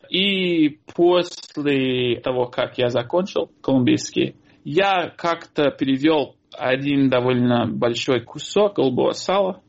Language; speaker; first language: Russian; non-native, fluent; English